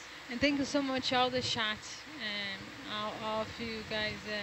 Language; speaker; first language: English; non-native, fluent; Portuguese